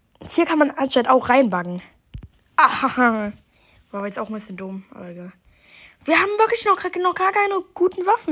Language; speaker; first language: German; native; German